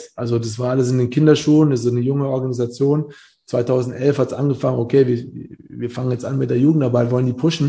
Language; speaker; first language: German; native; German